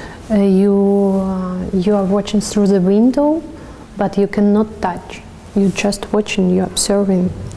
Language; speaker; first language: English; non-native, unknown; Russian